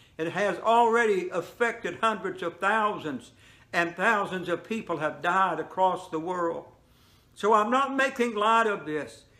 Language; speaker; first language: English; native; English